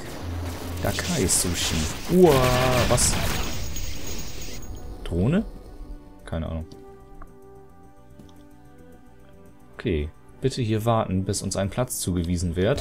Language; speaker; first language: German; native; German